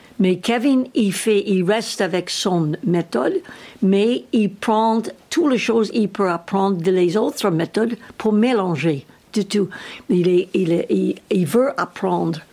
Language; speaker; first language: French; non-native, learner; English